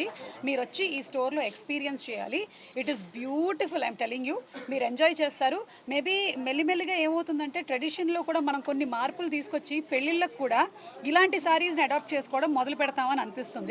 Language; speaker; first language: Telugu; native; Telugu